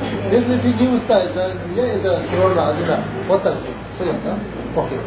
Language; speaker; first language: Russian; non-native, learner; Tibetan